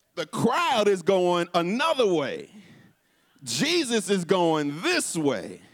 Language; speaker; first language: English; native; English